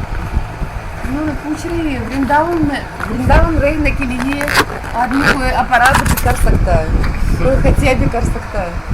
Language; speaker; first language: Hindi; non-native, fluent; Russian